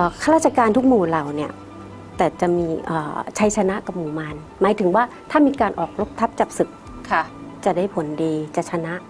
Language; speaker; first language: Thai; native; Thai